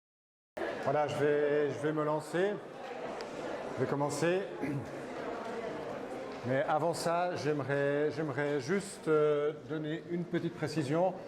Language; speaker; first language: French; native; French